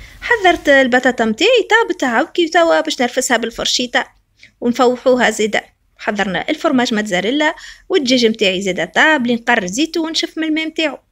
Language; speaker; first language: Arabic; native; Arabic